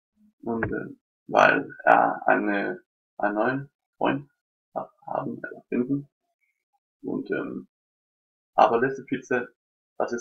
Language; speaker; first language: German; non-native, learner; Danish